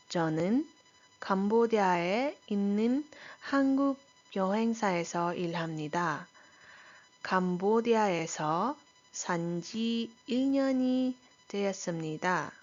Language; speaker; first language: Korean; non-native, fluent; Iloko